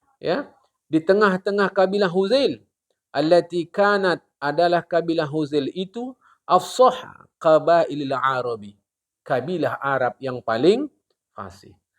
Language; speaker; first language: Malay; non-native, local second language; Indonesian